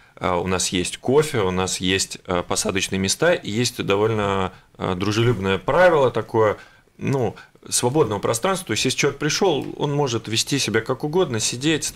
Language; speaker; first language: Russian; native; Russian